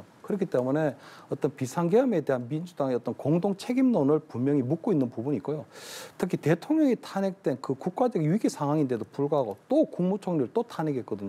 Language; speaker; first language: Korean; native; Korean